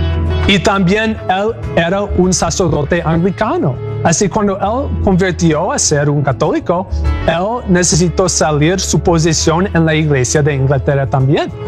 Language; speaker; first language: Spanish; non-native, learner; English